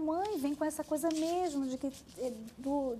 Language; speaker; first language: Portuguese; native; Portuguese